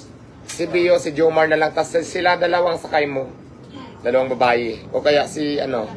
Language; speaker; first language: Filipino; non-native, local second language; Cebuano